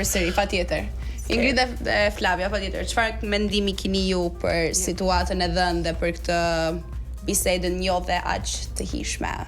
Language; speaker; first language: Albanian; native; Albanian